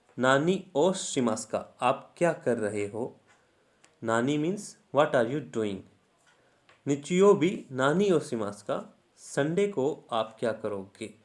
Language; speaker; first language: Hindi; native; Hindi